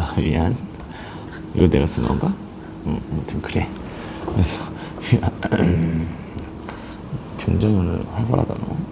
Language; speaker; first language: Korean; native; Korean